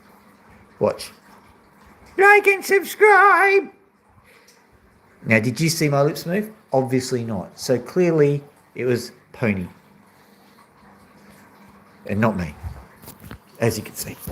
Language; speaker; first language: English; native; English